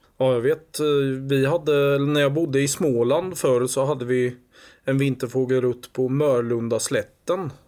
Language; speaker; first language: Swedish; native; Swedish